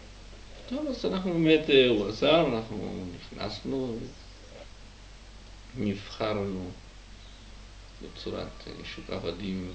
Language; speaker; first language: Hebrew; non-native, fluent; Czech